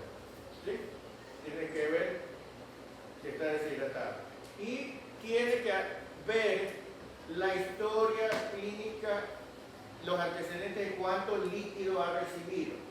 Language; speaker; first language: Spanish; native; Spanish